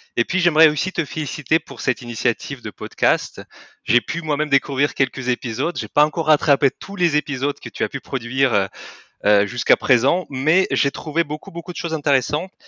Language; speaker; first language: French; non-native, fluent; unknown